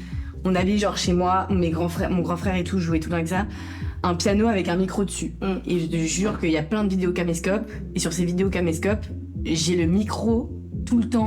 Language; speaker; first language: French; native; French